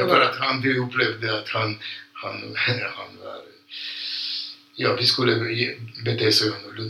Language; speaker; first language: Swedish; non-native, fluent; Polish